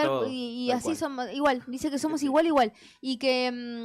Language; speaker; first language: Spanish; native; Spanish